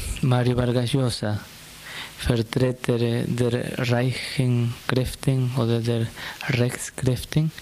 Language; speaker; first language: German; non-native, fluent; Spanish